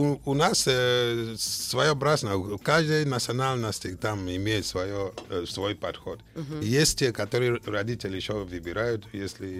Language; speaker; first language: Russian; non-native, fluent; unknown